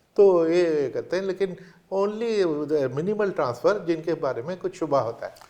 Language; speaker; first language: Hindi; native; Hindi